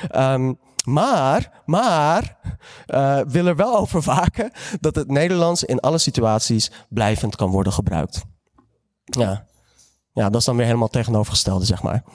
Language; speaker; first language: Dutch; early bilingual, other home language; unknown